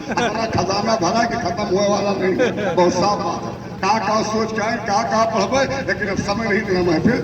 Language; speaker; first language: Urdu; native; Urdu